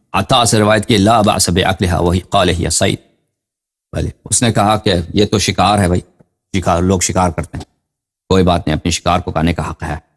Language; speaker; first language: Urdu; non-native, fluent; Persian